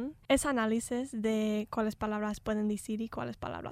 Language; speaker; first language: Spanish; early bilingual, heritage; Spanish